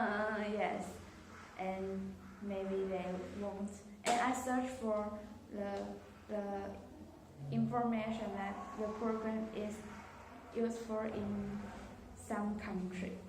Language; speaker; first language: English; non-native, learner; Chinese